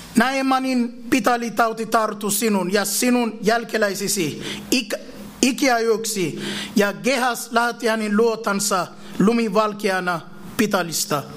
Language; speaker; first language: Finnish; non-native, fluent; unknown